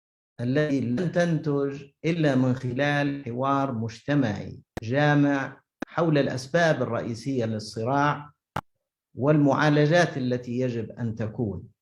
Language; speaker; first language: Arabic; native; Arabic